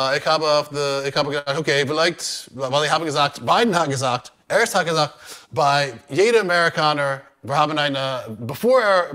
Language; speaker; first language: German; non-native, learner; English